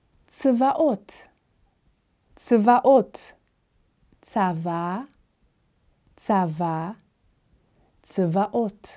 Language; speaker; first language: Hebrew; non-native, fluent; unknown